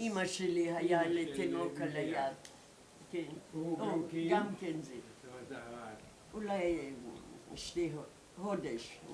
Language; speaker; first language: Hebrew; non-native, learner; German